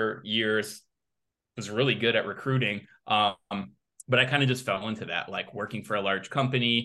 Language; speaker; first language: English; native; English